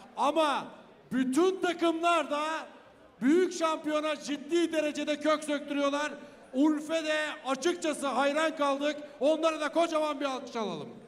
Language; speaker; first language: Turkish; native; Turkish